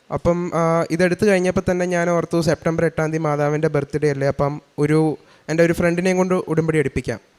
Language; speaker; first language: Malayalam; early bilingual, heritage; Malayalam